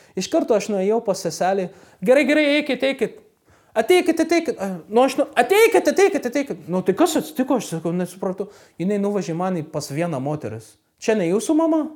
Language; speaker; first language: Lithuanian; non-native, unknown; Arabic